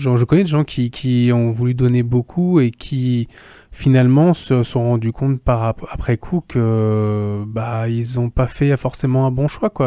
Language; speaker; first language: French; native; French